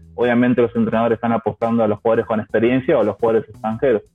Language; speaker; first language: Spanish; native; Spanish